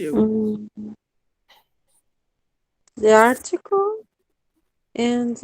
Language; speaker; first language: English; non-native, learner; Portuguese